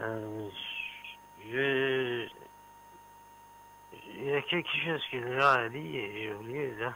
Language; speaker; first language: French; non-native, fluent; Persian